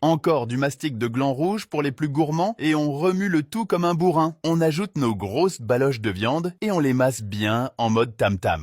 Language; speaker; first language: French; native; French